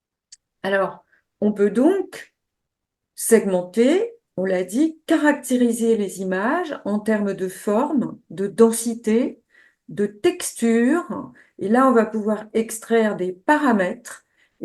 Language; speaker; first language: French; native; French